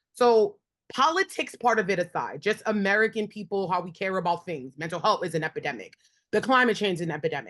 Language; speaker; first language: English; native; English